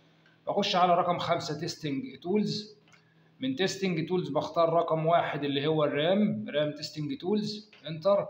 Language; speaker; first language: Arabic; native; Arabic